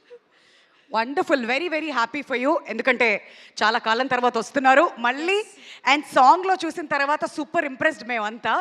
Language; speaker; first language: Telugu; native; Telugu